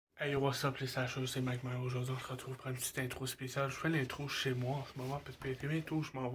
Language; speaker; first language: French; native; French